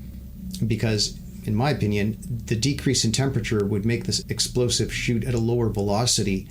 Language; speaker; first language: English; native; English